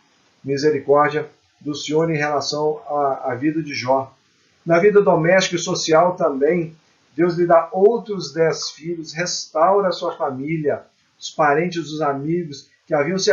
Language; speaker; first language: Portuguese; native; Portuguese